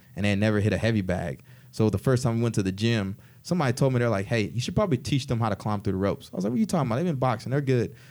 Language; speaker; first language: English; native; English